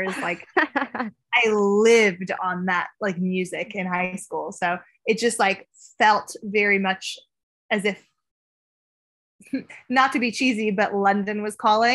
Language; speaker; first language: English; native; English